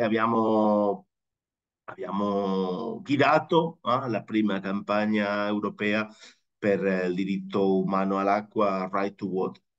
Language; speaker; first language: Italian; non-native, fluent; Spanish